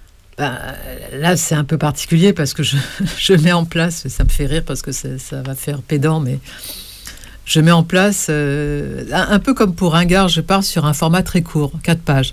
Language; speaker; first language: French; native; French